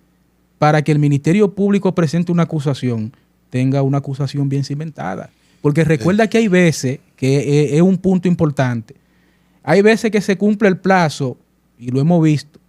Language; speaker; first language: Spanish; native; Spanish